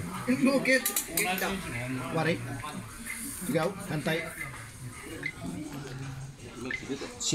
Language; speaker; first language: Japanese; non-native, learner; Filipino